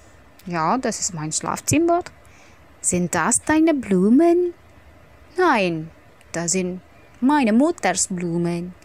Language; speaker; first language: German; non-native, fluent; Indonesian